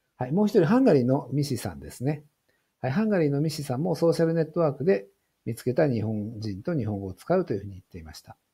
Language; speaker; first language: Japanese; native; Japanese